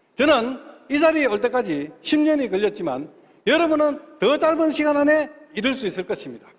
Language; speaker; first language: Korean; native; Korean